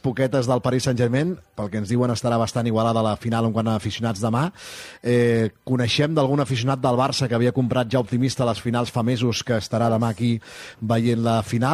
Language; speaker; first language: Catalan; native; Catalan